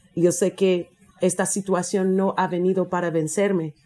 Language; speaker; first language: Spanish; non-native, fluent; English